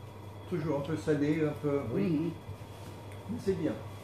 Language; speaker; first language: French; non-native, fluent; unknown